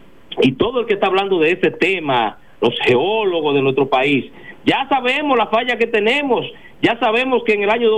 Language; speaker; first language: Spanish; native; Spanish